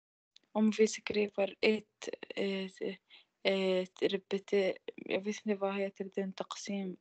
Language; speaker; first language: Swedish; non-native, learner; Arabic